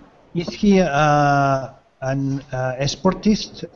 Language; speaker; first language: English; non-native, learner; Spanish